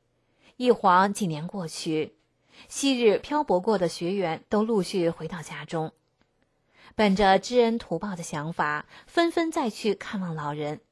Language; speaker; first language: Chinese; native; Chinese